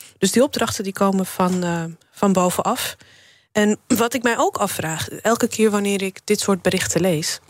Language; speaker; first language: Dutch; early bilingual, other home language; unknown